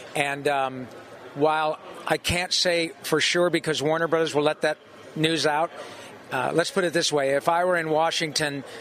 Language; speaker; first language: English; native; English